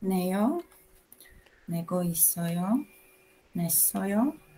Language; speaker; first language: Korean; non-native, learner; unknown